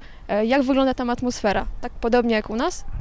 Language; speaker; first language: Polish; native; Polish